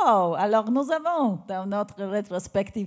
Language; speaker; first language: French; non-native, learner; Polish